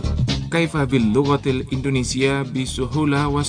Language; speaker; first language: Arabic; non-native, fluent; Indonesian